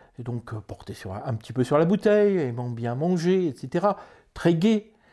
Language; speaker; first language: French; native; French